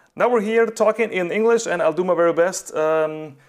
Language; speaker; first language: English; non-native, fluent; German